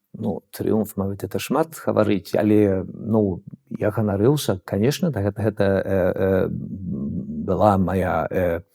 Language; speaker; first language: Belarusian; non-native, fluent; Swedish